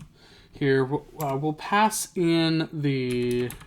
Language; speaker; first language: English; native; English